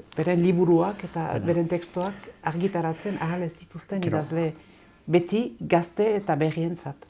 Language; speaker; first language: Basque; native; Basque